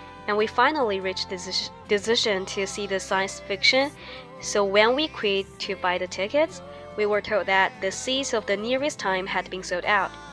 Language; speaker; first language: English; non-native, fluent; Chinese